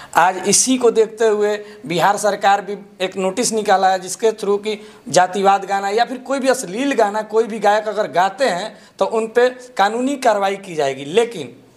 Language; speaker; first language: Hindi; native; Hindi